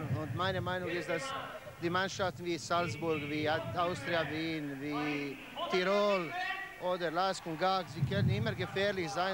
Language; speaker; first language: German; non-native, fluent; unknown